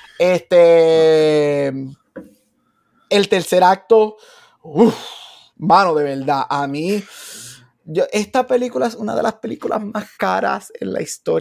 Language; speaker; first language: Spanish; native; Spanish